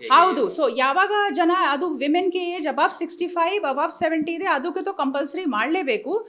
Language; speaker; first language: Kannada; non-native, learner; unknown